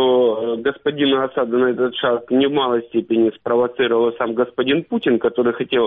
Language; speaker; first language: Russian; native; Russian